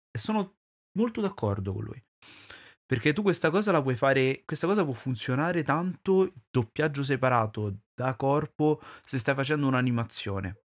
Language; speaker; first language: Italian; native; Italian